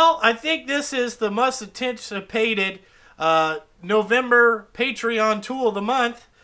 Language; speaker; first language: English; native; English